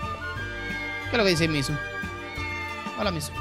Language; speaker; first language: Spanish; native; Spanish